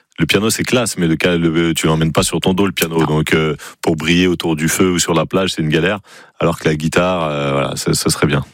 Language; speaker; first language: French; native; French